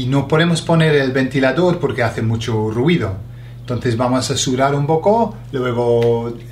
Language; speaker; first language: Spanish; non-native, fluent; English